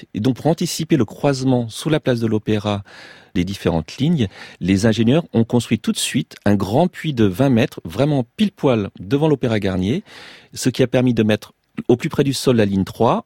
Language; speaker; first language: French; native; French